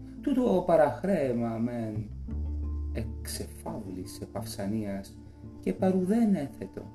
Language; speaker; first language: Greek; non-native, learner; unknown